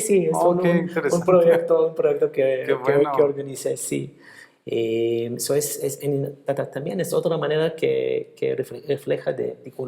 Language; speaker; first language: Spanish; non-native, fluent; Hebrew